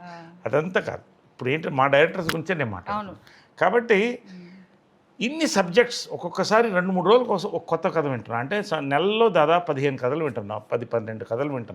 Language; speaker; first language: Telugu; native; Telugu